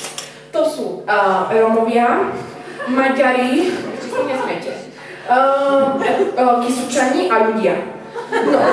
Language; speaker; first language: Slovak; native; Slovak